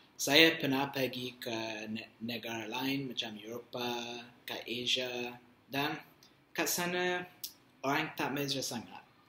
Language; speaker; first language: Malay; non-native, learner; English